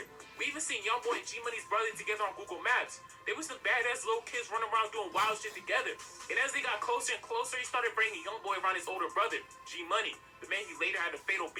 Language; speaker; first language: English; native; English